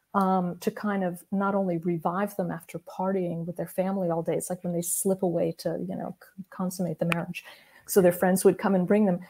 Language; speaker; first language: English; native; English